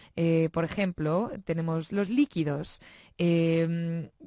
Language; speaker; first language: Spanish; native; Spanish